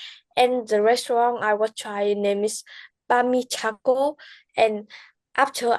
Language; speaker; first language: English; non-native, learner; Vietnamese